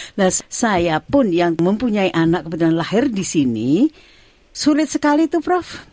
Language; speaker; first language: Indonesian; non-native, local second language; Javanese